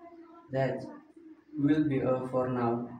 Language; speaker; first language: English; non-native, learner; Indonesian